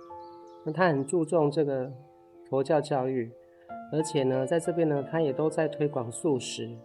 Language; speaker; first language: Chinese; native; Chinese